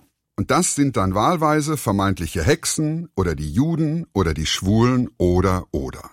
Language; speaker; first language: German; native; German